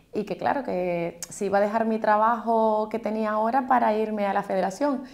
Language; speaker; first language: Spanish; native; Spanish